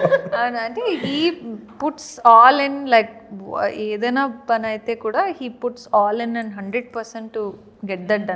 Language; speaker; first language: Telugu; non-native, learner; Kannada